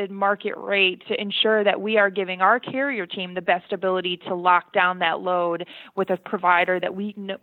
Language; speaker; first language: English; native; English